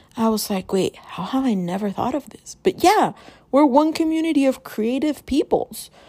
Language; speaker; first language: English; early bilingual, other home language; Spanish